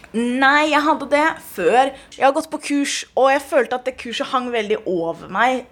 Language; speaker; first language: Norwegian; early bilingual, other home language; Somali